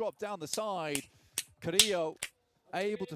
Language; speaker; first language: English; native; English